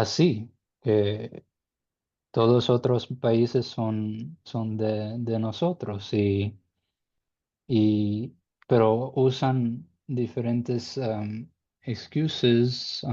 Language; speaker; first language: Spanish; non-native, learner; English